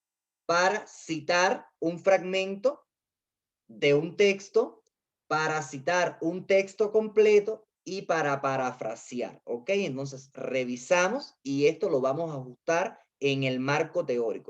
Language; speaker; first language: Spanish; native; Spanish